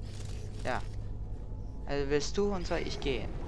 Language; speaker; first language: German; native; German